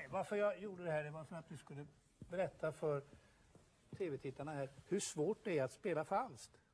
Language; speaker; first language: Swedish; native; Swedish